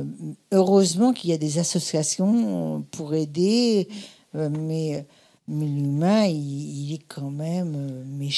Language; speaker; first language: French; native; French